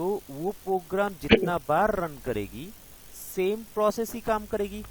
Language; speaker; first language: Hindi; non-native, local second language; Bangla